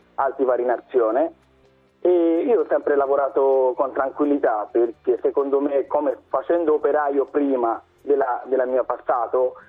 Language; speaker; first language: Italian; non-native, learner; Bangla